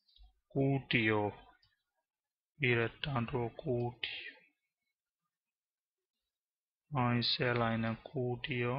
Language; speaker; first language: Finnish; non-native, learner; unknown